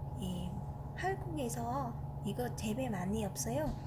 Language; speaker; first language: Korean; non-native, fluent; Vietnamese